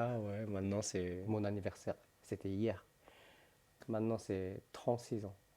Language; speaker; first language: French; non-native, learner; Korean